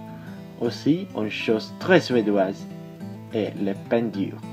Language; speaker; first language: French; non-native, learner; Swedish